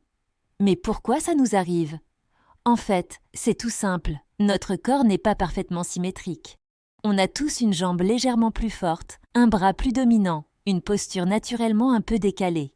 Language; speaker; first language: French; native; French